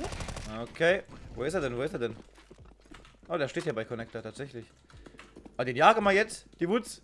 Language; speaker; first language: German; native; German